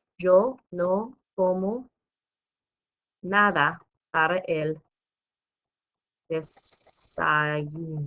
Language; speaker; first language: Spanish; non-native, fluent; English